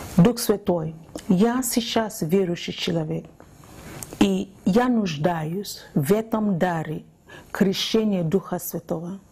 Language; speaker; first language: Russian; non-native, fluent; Yoruba